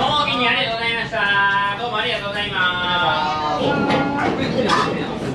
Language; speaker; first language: Japanese; native; Japanese